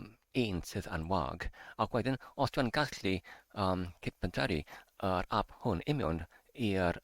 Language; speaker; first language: Welsh; non-native, learner; English